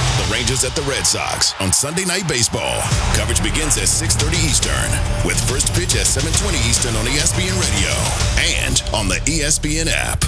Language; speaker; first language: English; native; English